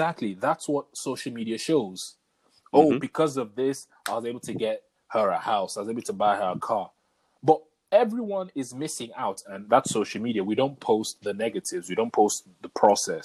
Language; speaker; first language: English; native; English